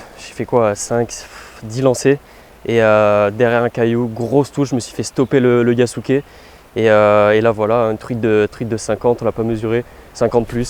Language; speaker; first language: French; native; French